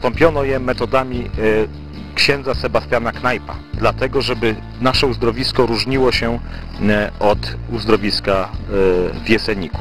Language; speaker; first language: Polish; native; Polish